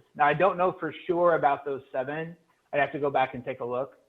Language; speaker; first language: English; native; English